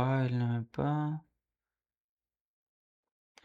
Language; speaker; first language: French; non-native, learner; Portuguese